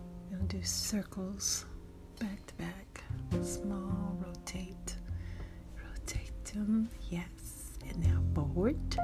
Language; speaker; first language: English; native; English